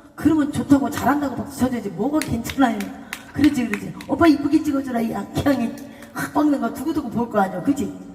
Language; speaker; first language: Korean; native; Korean